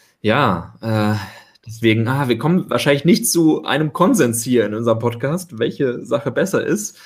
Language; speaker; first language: German; native; German